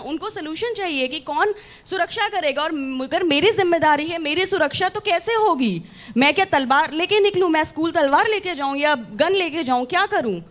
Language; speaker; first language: Hindi; native; Hindi